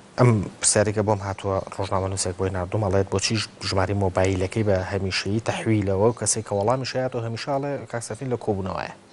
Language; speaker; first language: Central Kurdish; native; Central Kurdish